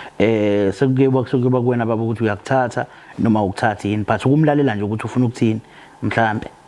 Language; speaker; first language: Zulu; native; Zulu